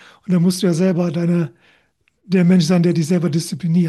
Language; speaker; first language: German; native; German